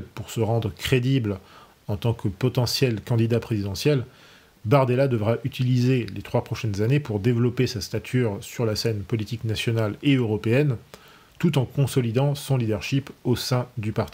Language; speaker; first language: French; native; French